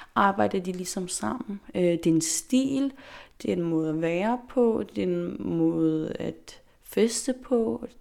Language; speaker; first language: Danish; non-native, local second language; Faroese